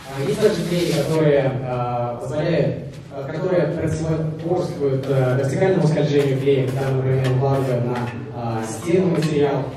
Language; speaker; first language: Russian; native; Russian